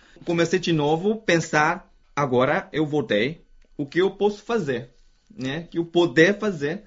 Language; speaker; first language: Portuguese; non-native, fluent; Chinese